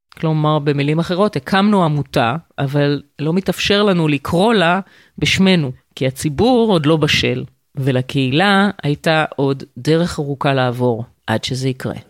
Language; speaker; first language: Hebrew; native; Hebrew